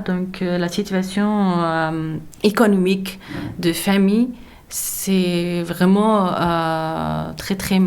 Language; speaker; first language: French; non-native, learner; Persian